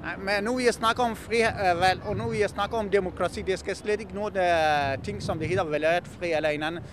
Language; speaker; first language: Danish; non-native, fluent; Persian